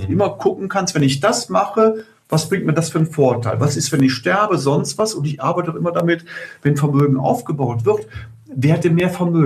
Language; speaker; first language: German; native; German